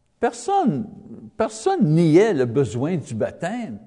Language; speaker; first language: French; non-native, learner; English